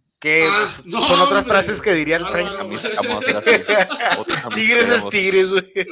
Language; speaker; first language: Spanish; native; Spanish